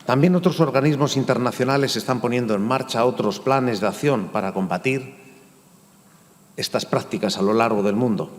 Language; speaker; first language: Spanish; native; Spanish